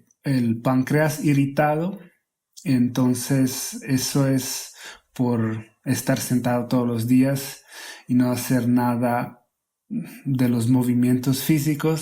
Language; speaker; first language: Spanish; non-native, fluent; Hungarian